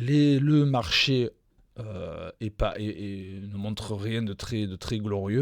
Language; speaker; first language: French; native; French